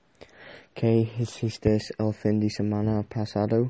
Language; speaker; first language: Spanish; non-native, learner; English